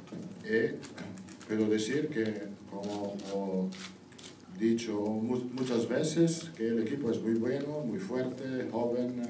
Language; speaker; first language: Spanish; non-native, fluent; Italian